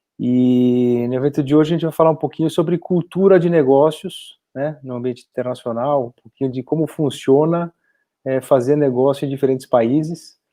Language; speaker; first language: Portuguese; native; Portuguese